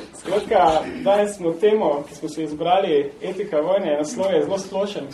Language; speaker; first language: Slovenian; native; Slovenian